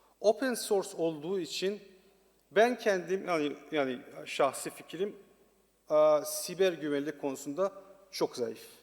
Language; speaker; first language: Turkish; non-native, learner; Persian